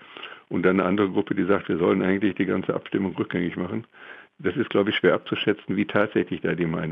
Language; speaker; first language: German; native; German